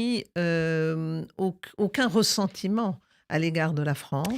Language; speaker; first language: French; native; French